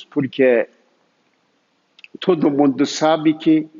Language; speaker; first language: Portuguese; non-native, fluent; Turkish